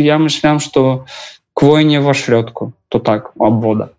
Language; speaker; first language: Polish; non-native, learner; Russian